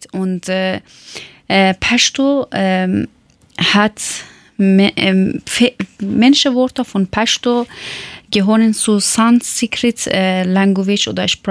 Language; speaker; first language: German; non-native, fluent; Persian